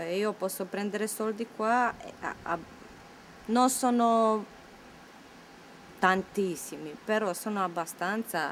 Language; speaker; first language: Italian; non-native, learner; Romanian